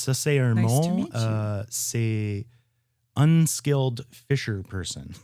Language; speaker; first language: French; non-native, learner; English